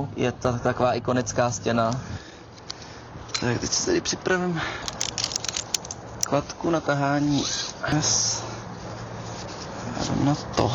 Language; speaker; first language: Czech; native; Czech